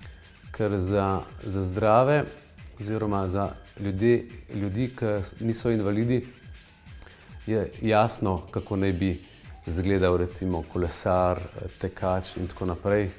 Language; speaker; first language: Slovenian; native; Slovenian